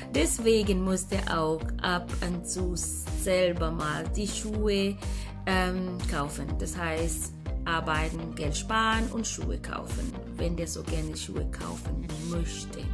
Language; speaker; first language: German; non-native, fluent; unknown